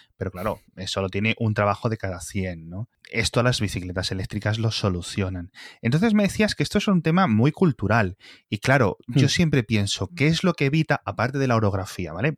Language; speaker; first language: Spanish; native; Spanish